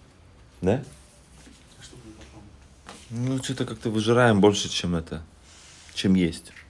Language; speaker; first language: Russian; native; Russian